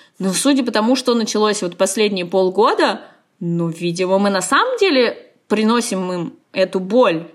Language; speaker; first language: Russian; native; Russian